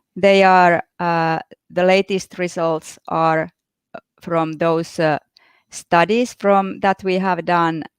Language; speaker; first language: English; non-native, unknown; Finnish